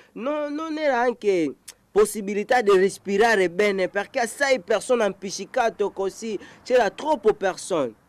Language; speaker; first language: Italian; non-native, learner; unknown